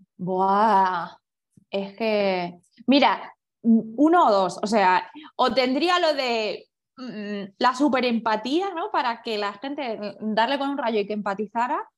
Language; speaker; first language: Spanish; early bilingual, other home language; Chinese